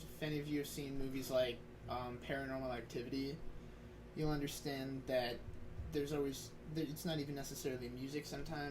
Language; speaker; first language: English; native; English